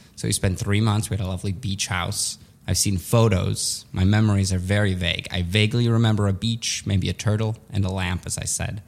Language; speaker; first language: English; early bilingual, other home language; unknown